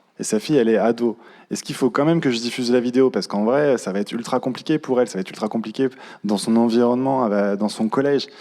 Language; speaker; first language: French; native; French